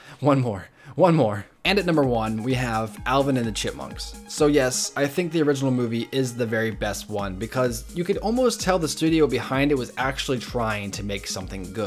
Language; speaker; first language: English; native; English